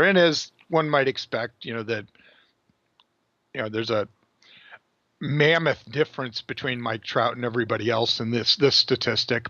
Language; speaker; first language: English; native; English